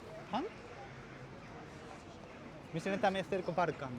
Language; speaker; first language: Polish; non-native, learner; Japanese